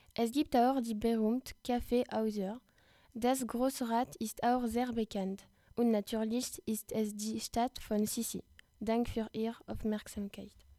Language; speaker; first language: German; non-native, learner; French